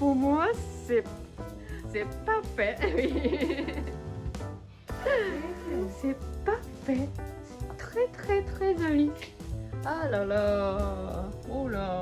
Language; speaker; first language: French; non-native, learner; Japanese